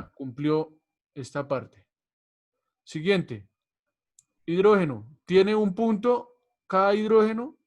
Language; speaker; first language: Spanish; native; Spanish